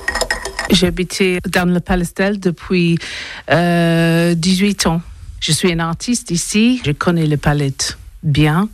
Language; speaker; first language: French; non-native, learner; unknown